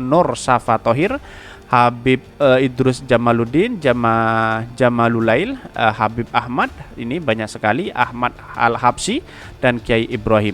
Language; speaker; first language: Indonesian; native; Indonesian